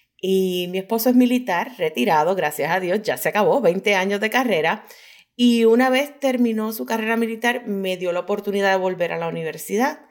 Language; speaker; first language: Spanish; native; Spanish